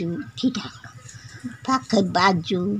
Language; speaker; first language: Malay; non-native, local second language; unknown